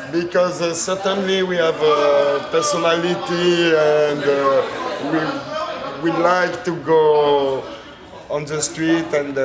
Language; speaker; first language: English; non-native, learner; French